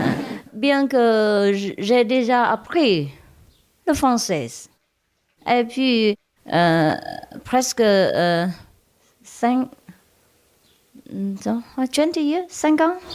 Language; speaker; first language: French; non-native, learner; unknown